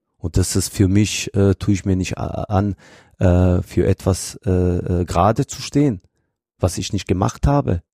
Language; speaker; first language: German; non-native, fluent; Bosnian